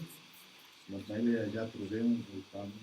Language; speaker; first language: French; non-native, learner; Portuguese